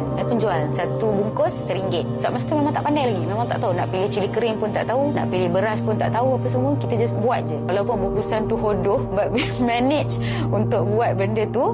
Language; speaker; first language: Malay; native; Malay